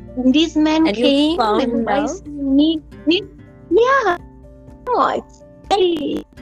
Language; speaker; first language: English; non-native, fluent; Italian